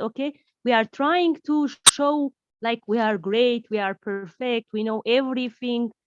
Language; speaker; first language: English; non-native, learner; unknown